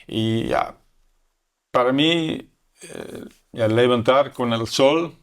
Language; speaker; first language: Spanish; non-native, learner; Dutch